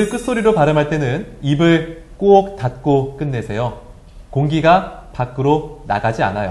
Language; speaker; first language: Korean; native; Korean